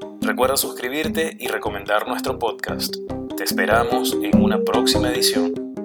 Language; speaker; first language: Spanish; native; Spanish